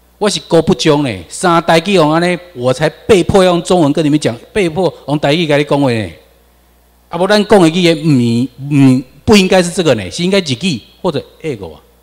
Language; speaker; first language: Chinese; non-native, local second language; Min Nan Chinese